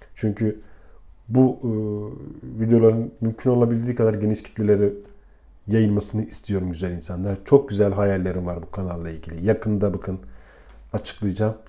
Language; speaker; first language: Turkish; native; Turkish